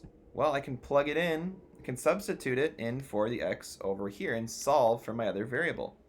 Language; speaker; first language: English; native; English